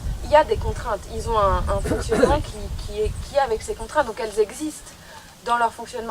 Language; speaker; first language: French; native; French